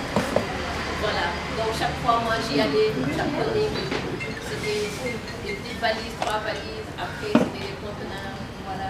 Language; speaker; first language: French; non-native, local second language; Wolof